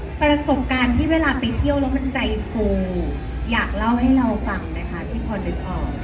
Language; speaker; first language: Thai; native; Thai